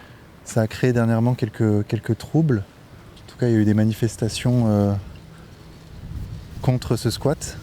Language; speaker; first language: French; native; French